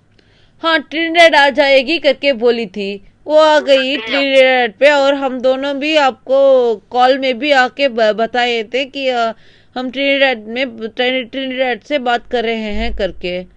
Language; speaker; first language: Hindi; non-native, local second language; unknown